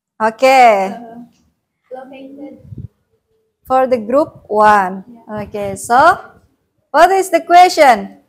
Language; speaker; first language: English; non-native, learner; Indonesian